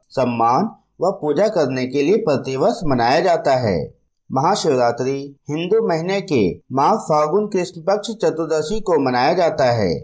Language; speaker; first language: Hindi; native; Hindi